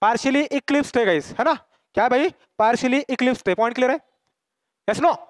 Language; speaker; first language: Hindi; non-native, local second language; Marathi